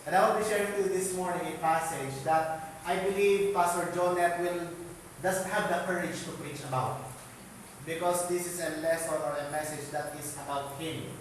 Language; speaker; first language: English; non-native, local second language; Filipino